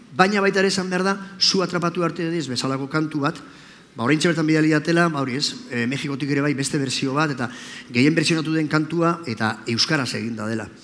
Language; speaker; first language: Basque; non-native, local second language; Spanish